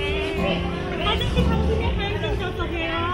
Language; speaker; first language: Korean; non-native, learner; Thai